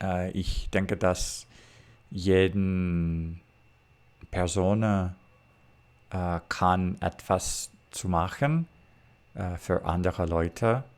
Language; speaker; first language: German; non-native, learner; English